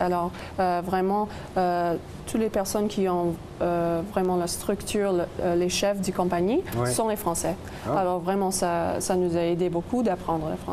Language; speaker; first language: French; non-native, local second language; English